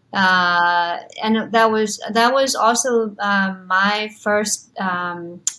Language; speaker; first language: English; non-native, fluent; Chinese